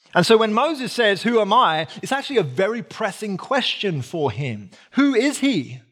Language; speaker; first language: English; native; English